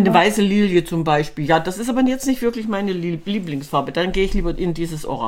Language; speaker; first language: German; native; German